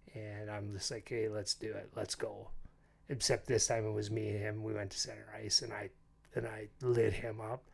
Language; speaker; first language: English; native; English